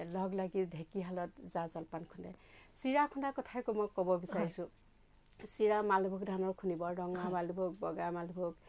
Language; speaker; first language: Assamese; native; Assamese